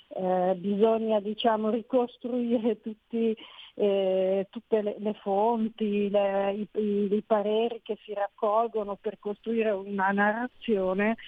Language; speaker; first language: Italian; native; Italian